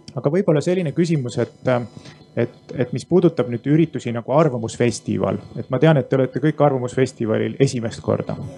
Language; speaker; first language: Estonian; native; Estonian